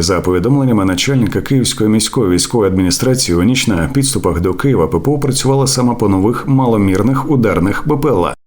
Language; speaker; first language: Ukrainian; native; Ukrainian